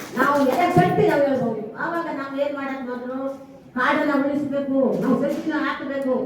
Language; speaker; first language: Kannada; non-native, local second language; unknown